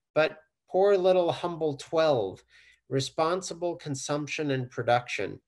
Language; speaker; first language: English; native; English